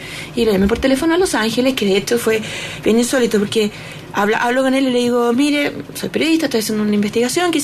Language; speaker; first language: Spanish; native; Spanish